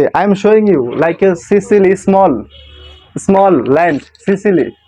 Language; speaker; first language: English; non-native, learner; Bangla